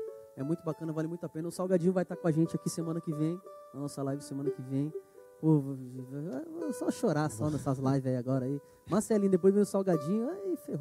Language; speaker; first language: Portuguese; native; Portuguese